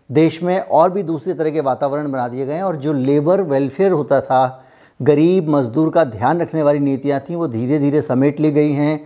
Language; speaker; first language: Hindi; native; Hindi